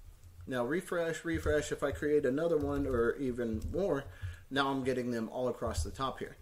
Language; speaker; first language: English; native; English